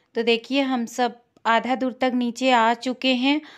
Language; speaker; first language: Hindi; native; Hindi